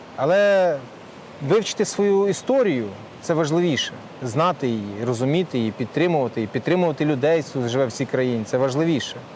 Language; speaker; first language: Ukrainian; native; Ukrainian